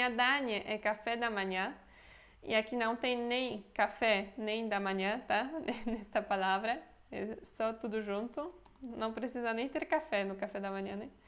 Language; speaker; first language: Portuguese; non-native, fluent; Polish